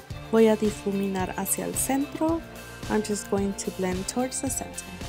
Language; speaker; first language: English; early bilingual, other home language; Spanish